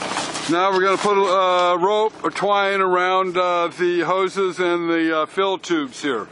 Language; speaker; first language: English; native; English